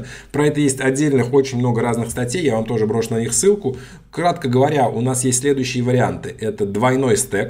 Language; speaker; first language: Russian; native; Russian